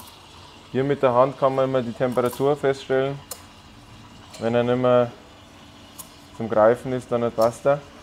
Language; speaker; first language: German; native; German